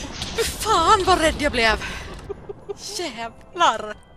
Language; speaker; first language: Swedish; native; Swedish